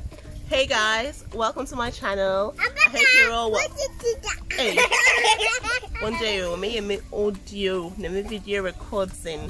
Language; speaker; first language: English; non-native, local second language; Akan